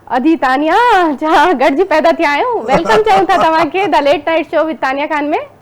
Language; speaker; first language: Sindhi; non-native, local second language; Urdu